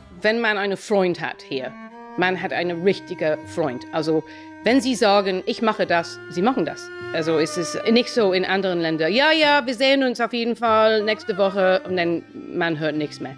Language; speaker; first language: German; non-native, fluent; English